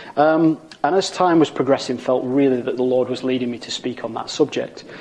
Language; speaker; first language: English; native; English